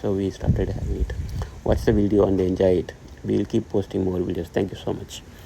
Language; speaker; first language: English; non-native, local second language; Tamil